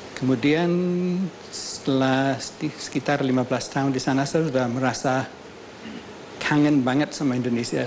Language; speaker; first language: Indonesian; non-native, fluent; English